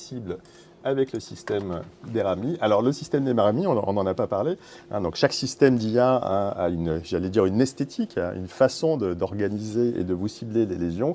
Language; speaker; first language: French; native; French